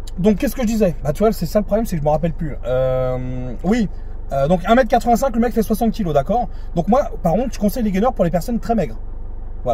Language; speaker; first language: French; native; French